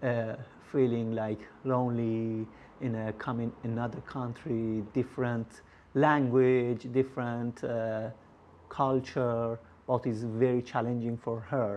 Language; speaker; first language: English; non-native, learner; Persian